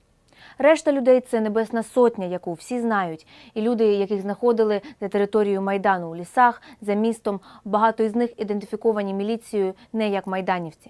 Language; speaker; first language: Ukrainian; native; Ukrainian